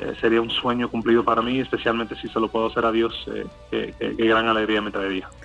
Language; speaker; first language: Spanish; early bilingual, heritage; English